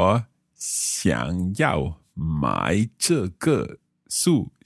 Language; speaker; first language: Chinese; non-native, learner; English